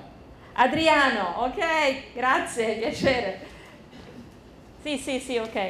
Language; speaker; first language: Italian; non-native, fluent; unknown